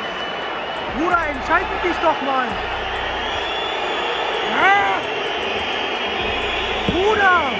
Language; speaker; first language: German; native; German